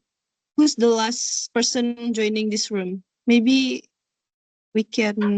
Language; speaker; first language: English; non-native, learner; Indonesian